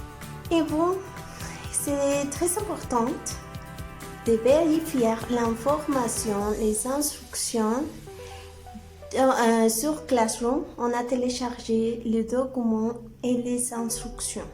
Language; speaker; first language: French; non-native, fluent; Spanish